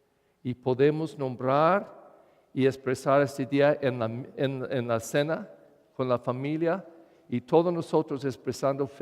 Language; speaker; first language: Spanish; non-native, learner; English